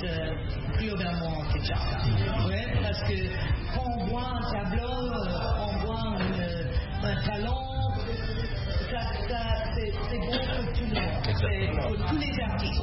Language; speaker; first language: French; non-native, fluent; English